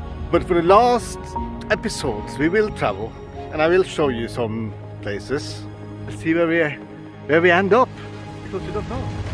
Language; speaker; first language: English; non-native, fluent; Norwegian